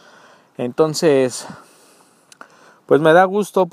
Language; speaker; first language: Spanish; native; Spanish